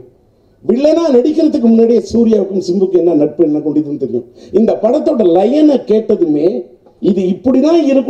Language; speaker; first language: Tamil; native; Tamil